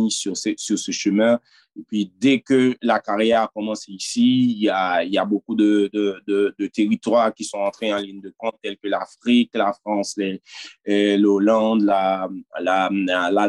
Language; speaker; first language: French; non-native, local second language; Haitian Creole